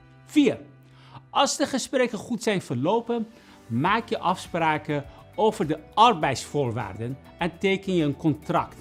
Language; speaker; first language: Dutch; non-native, fluent; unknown